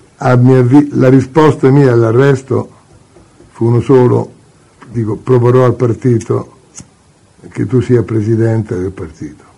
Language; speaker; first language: Italian; native; Italian